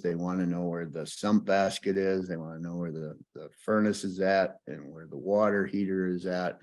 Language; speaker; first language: English; native; English